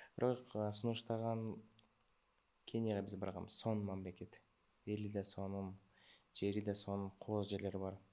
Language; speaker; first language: Kyrgyz; early bilingual, other home language; Russian